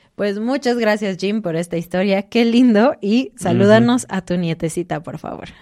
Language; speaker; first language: Spanish; native; Spanish